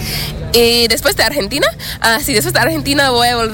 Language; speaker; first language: Spanish; non-native, learner; English